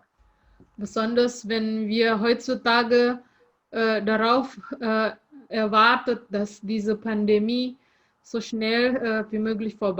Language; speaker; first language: German; non-native, fluent; Indonesian